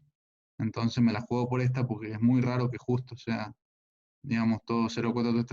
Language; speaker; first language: Spanish; native; Spanish